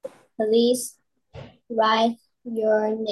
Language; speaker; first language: English; non-native, learner; Chinese